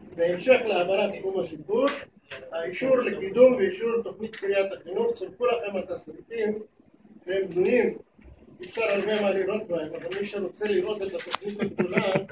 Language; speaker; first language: Hebrew; native; Hebrew